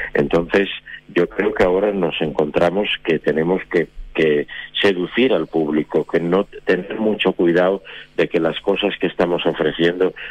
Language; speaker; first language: Spanish; native; Spanish